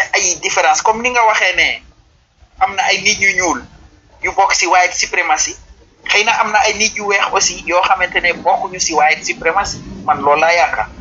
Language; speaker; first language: Wolof; non-native, local second language; Serer